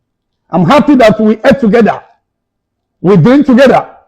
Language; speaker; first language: English; non-native, local second language; Igbo